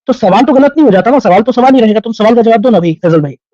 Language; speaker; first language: Hindi; native; Hindi